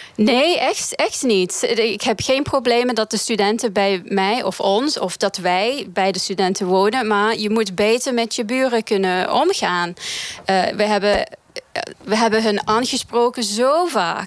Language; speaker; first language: Dutch; non-native, fluent; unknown